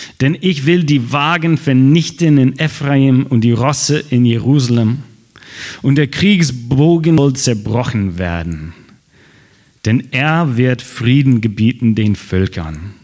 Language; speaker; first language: German; non-native, fluent; English